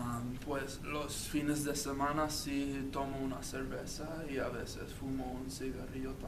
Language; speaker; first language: Spanish; non-native, learner; English